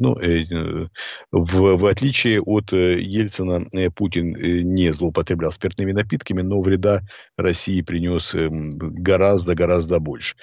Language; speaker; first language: Russian; native; Russian